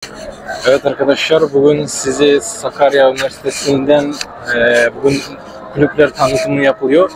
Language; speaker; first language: Turkish; non-native, fluent; Kyrgyz